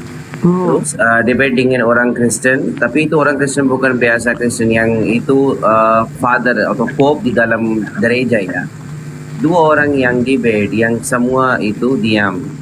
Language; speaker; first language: Indonesian; non-native, learner; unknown